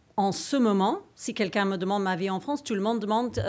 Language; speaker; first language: French; non-native, fluent; English